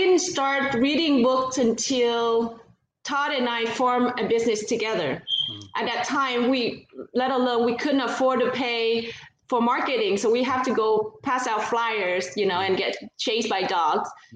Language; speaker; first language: English; non-native, fluent; Vietnamese